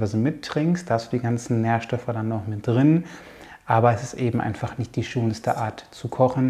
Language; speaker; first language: German; native; German